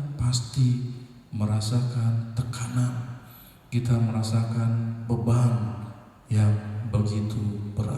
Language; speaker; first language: Indonesian; native; Indonesian